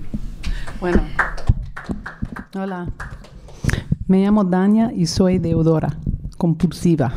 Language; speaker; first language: Spanish; non-native, fluent; English